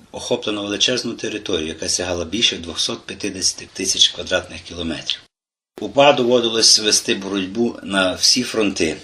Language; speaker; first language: Ukrainian; native; Ukrainian